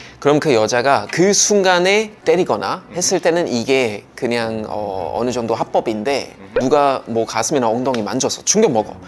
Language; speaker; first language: Korean; non-native, fluent; German